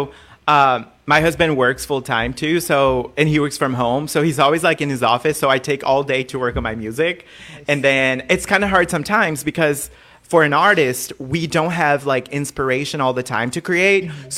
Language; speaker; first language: English; non-native, fluent; Portuguese